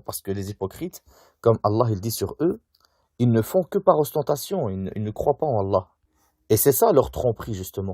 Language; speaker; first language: French; native; French